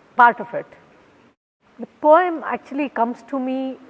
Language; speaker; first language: English; non-native, local second language; Kannada